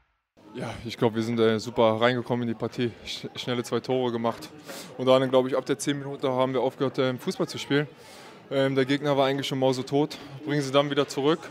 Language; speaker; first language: German; native; German